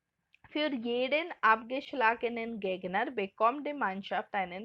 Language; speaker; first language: German; non-native, fluent; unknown